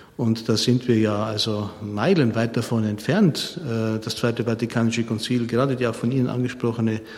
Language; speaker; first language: German; native; German